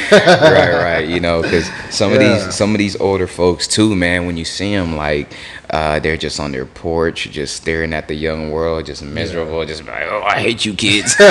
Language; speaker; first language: English; native; English